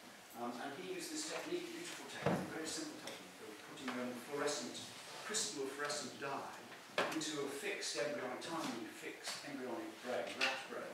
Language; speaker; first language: English; native; English